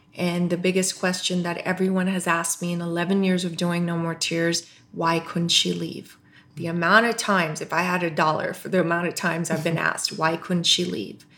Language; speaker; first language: English; non-native, local second language; Urdu